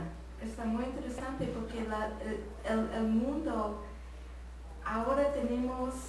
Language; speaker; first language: Spanish; non-native, learner; English